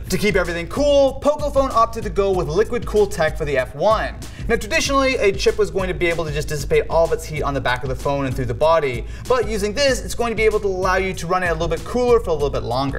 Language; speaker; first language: English; native; English